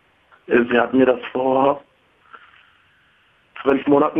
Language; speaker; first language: German; early bilingual, other home language; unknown